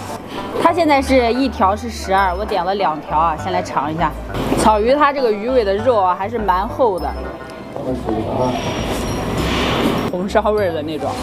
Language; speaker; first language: Chinese; native; Chinese